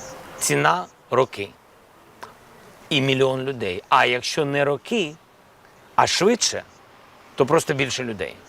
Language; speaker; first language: Ukrainian; non-native, local second language; Russian